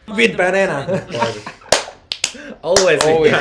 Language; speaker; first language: English; non-native, learner; Korean